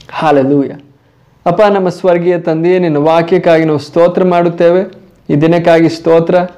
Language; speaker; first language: Kannada; non-native, local second language; Malayalam